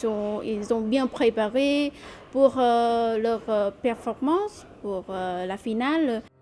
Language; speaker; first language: French; non-native, fluent; Vietnamese